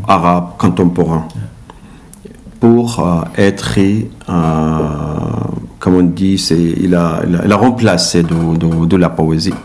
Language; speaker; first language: French; non-native, learner; Arabic